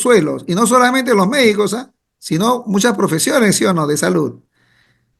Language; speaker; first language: Spanish; native; Spanish